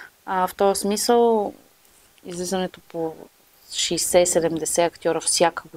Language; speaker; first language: Bulgarian; native; Bulgarian